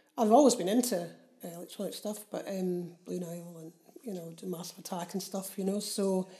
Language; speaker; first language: English; native; English